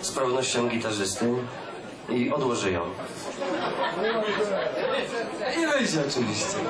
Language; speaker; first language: Polish; native; Polish